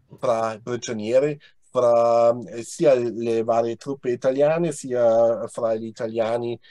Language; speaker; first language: Italian; non-native, fluent; German